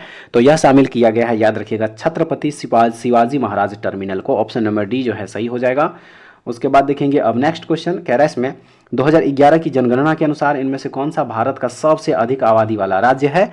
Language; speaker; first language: Hindi; native; Hindi